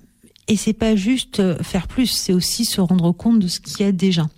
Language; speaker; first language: French; native; French